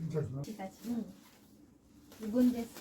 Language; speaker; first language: Japanese; non-native, learner; Mizo